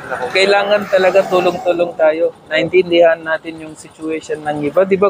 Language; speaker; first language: Filipino; non-native, learner; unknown